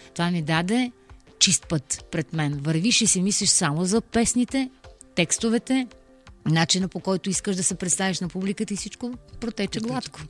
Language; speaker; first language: Bulgarian; native; Bulgarian